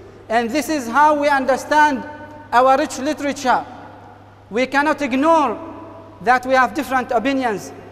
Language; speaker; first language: English; non-native, fluent; Arabic